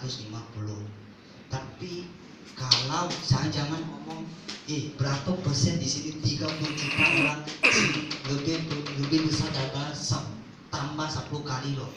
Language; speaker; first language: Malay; non-native, local second language; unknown